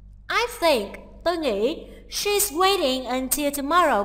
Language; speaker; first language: English; non-native, fluent; Vietnamese